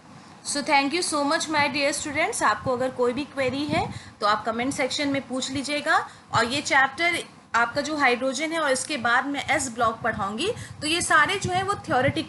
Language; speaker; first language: Hindi; native; Hindi